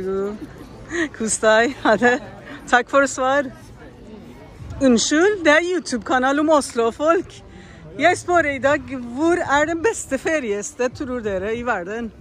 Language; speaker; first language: Norwegian; non-native, learner; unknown